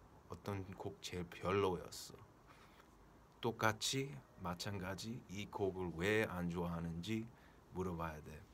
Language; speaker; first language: Korean; early bilingual, heritage; Korean